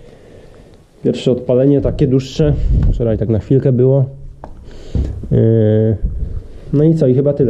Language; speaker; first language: Polish; native; Polish